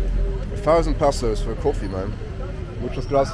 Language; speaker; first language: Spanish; non-native, learner; Luxembourgish